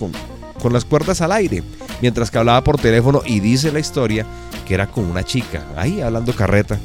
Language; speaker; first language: Spanish; native; Spanish